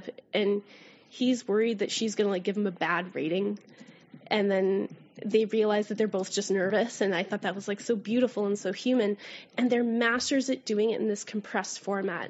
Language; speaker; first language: English; native; English